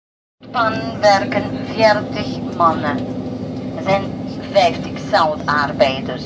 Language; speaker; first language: Dutch; non-native, learner; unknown